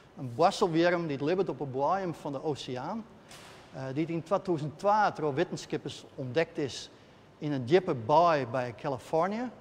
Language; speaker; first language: Dutch; non-native, local second language; Western Frisian